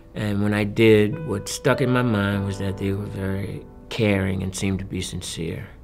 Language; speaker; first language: English; native; English